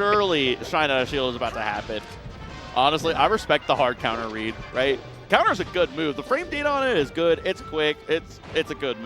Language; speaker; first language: English; native; English